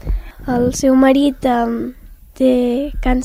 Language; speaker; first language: Catalan; early bilingual, other home language; Arabic